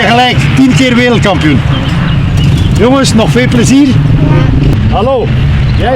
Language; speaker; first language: Dutch; native; Dutch